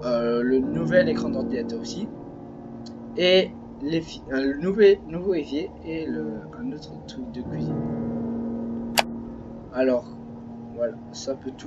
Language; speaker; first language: French; native; French